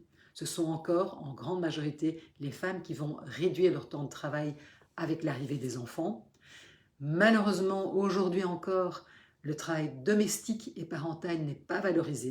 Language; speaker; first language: French; native; French